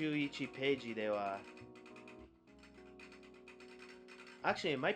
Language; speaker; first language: Japanese; non-native, learner; English